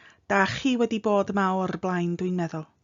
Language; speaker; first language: Welsh; non-native, fluent; English